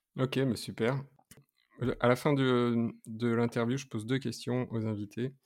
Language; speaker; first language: French; native; French